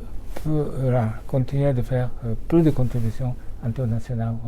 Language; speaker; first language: French; non-native, fluent; Japanese